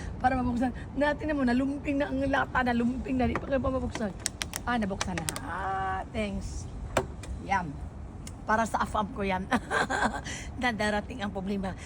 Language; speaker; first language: Filipino; native; Filipino